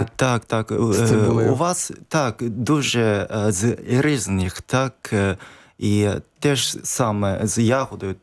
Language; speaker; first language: Ukrainian; non-native, fluent; Japanese